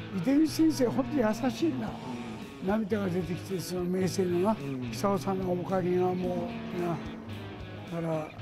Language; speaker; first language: Japanese; native; Japanese